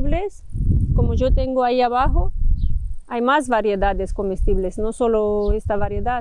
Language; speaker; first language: Spanish; non-native, fluent; Romanian